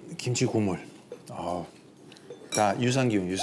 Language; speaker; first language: Korean; non-native, fluent; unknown